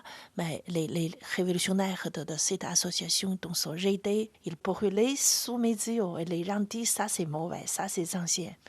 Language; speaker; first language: French; non-native, fluent; Chinese